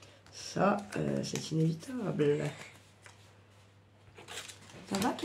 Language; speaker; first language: French; native; French